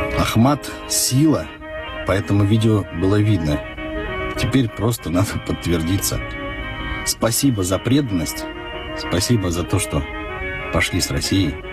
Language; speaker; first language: Russian; native; Russian